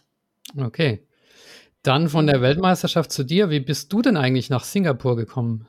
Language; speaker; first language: German; native; German